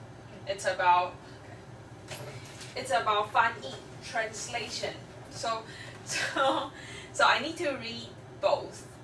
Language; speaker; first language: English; non-native, fluent; Chinese